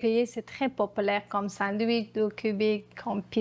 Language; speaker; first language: French; non-native, learner; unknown